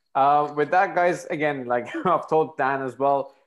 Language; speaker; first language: English; non-native, fluent; Persian